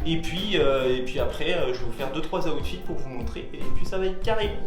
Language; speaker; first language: French; native; French